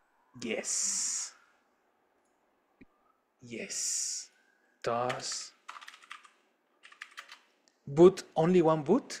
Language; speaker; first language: English; non-native, fluent; Spanish